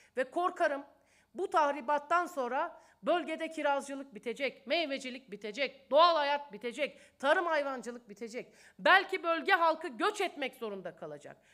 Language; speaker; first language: Turkish; native; Turkish